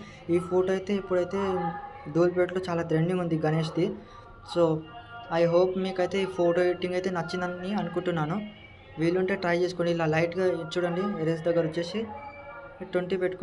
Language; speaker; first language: Telugu; native; Telugu